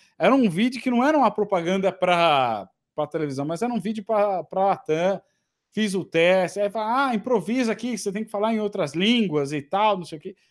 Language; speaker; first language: Portuguese; native; Portuguese